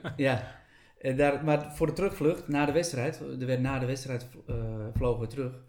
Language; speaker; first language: Dutch; native; Dutch